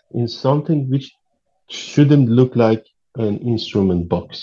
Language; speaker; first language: English; non-native, fluent; Persian